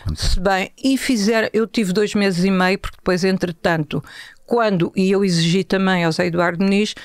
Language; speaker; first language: Portuguese; native; Portuguese